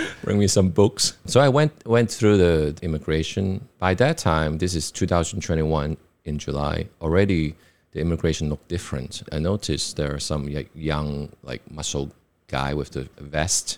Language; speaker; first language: English; non-native, local second language; Cantonese